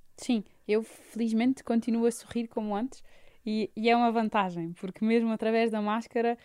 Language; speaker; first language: Portuguese; native; Portuguese